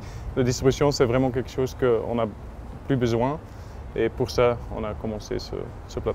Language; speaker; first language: French; non-native, local second language; Dutch